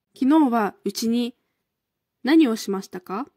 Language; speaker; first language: Japanese; non-native, fluent; Kyrgyz